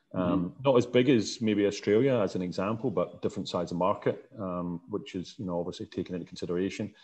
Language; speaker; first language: English; native; English